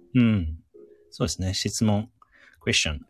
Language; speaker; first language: Japanese; native; Japanese